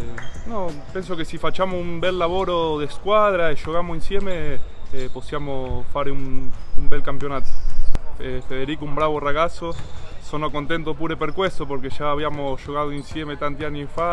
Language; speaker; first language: Italian; non-native, fluent; Spanish